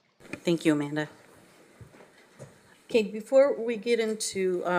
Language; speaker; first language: English; native; English